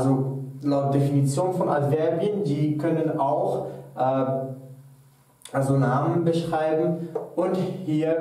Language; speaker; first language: German; non-native, fluent; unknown